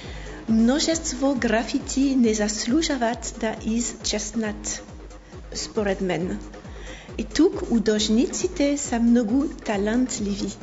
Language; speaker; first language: Bulgarian; non-native, fluent; French